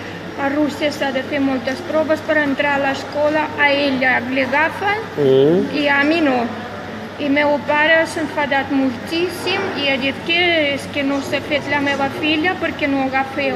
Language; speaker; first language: Catalan; non-native, fluent; Russian